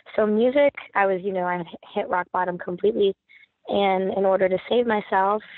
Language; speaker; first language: English; native; English